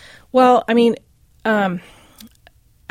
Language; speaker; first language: English; native; English